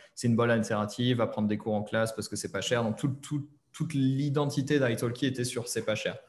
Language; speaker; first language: French; native; French